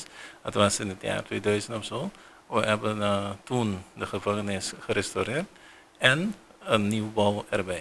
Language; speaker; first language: Dutch; non-native, local second language; Papiamento